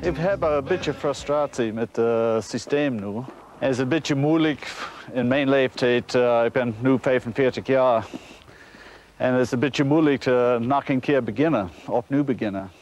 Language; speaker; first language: Dutch; non-native, fluent; English